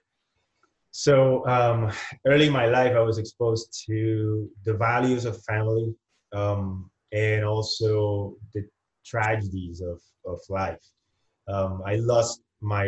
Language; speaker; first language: English; non-native, fluent; Spanish